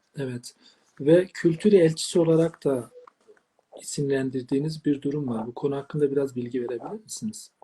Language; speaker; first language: Turkish; native; Turkish